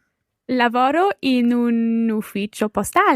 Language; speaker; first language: Italian; non-native, learner; English